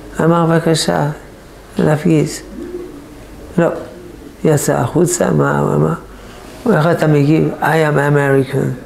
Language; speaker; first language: Hebrew; non-native, fluent; French